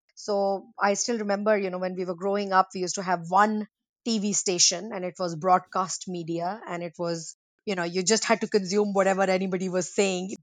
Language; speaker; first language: English; non-native, local second language; Hindi